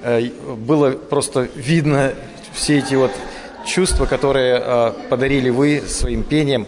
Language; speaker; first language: Russian; native; Russian